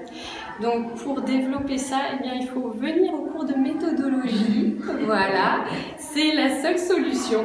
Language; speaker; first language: French; native; French